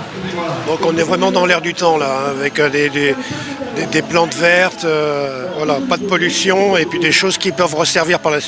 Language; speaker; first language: French; native; French